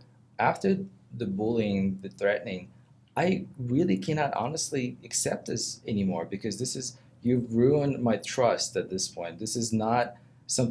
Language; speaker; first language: English; non-native, fluent; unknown